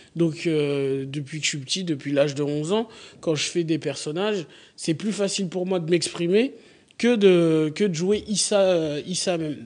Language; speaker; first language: French; native; French